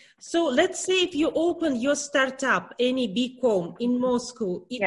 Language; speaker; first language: English; non-native, learner; Russian